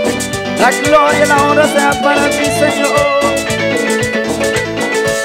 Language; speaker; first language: Spanish; native; Spanish